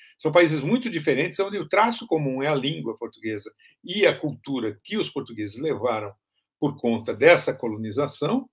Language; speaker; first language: Portuguese; native; Portuguese